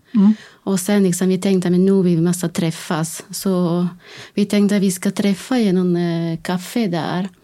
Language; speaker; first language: Swedish; non-native, fluent; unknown